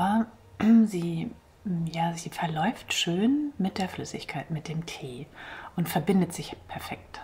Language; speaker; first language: German; native; German